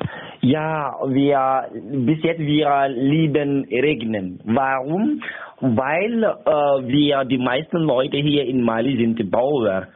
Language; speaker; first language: German; non-native, learner; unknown